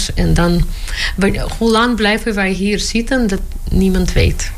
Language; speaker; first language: Dutch; non-native, learner; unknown